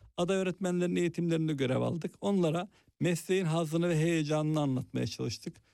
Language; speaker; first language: Turkish; native; Turkish